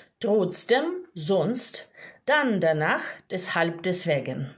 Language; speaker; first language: German; non-native, fluent; Ukrainian